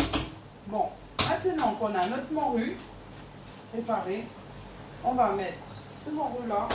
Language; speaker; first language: French; non-native, fluent; Portuguese